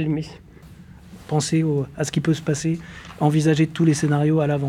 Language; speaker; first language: French; native; French